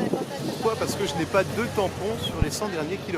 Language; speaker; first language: French; native; French